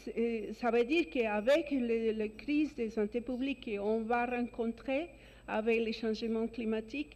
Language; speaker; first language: French; non-native, fluent; Spanish